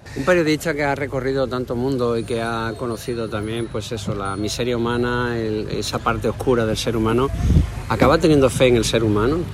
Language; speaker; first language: Spanish; early bilingual, heritage; German